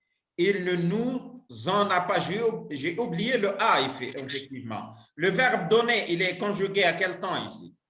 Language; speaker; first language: French; non-native, local second language; Arabic